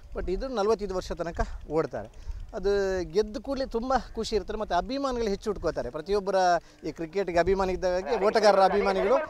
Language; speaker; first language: Kannada; non-native, local second language; Tulu